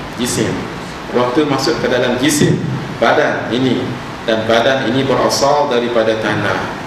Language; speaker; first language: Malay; native; Malay